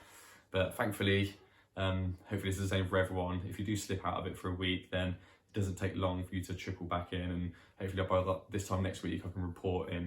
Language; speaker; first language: English; native; English